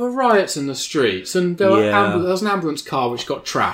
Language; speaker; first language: English; native; English